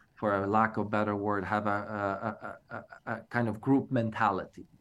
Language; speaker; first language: English; non-native, fluent; Polish